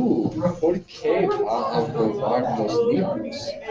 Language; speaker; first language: Spanish; non-native, fluent; English